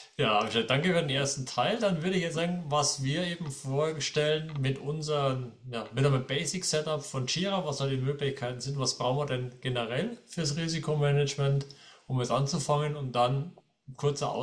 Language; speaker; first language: German; native; German